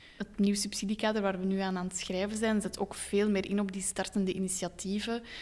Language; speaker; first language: Dutch; native; Dutch